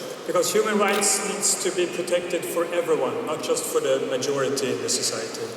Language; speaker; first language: English; non-native, fluent; Swedish